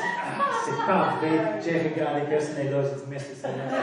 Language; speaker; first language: French; non-native, fluent; English